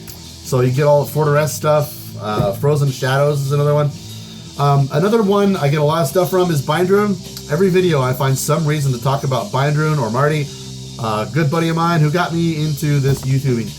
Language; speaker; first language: English; native; English